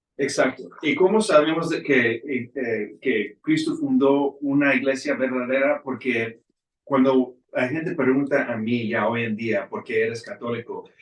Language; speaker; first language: Spanish; early bilingual, heritage; English